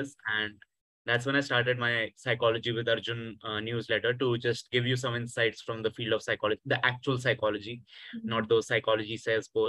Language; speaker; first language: English; non-native, local second language; Hindi